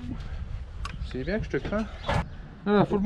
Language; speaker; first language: French; native; French